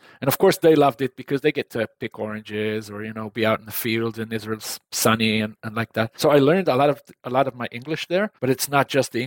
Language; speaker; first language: English; non-native, fluent; Hebrew